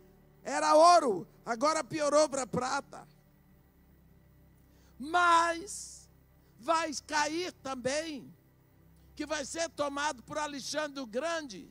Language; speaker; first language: Portuguese; native; Portuguese